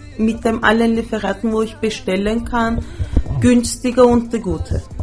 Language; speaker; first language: German; early bilingual, other home language; Turkish